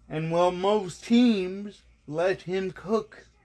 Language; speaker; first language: English; native; English